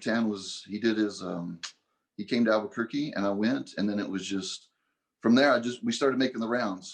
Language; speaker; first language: English; native; English